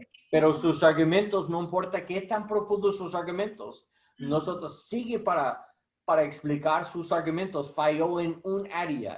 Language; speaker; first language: Spanish; non-native, learner; English